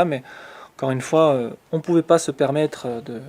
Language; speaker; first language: French; native; French